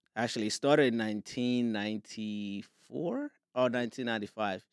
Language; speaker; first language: English; non-native, fluent; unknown